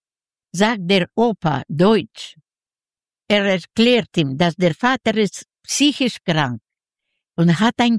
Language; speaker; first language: German; non-native, learner; Yiddish